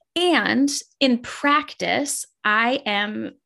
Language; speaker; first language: English; native; English